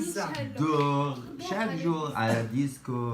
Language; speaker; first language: French; non-native, learner; Arabic